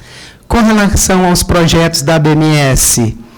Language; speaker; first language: Portuguese; native; Portuguese